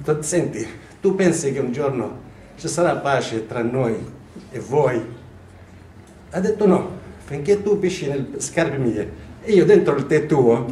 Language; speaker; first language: Italian; non-native, fluent; Arabic